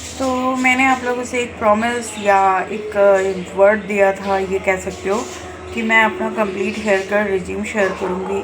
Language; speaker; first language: Hindi; non-native, local second language; Bangla